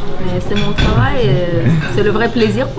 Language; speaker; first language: French; non-native, fluent; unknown